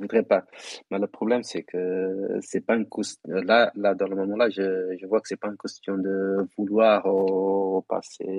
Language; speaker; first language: French; non-native, fluent; Kabuverdianu